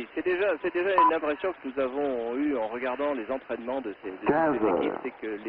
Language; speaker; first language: French; native; French